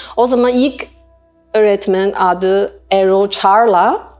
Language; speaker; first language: Turkish; non-native, learner; Chinese